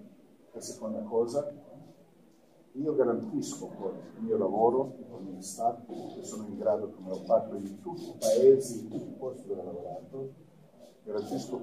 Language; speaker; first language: Italian; non-native, fluent; Croatian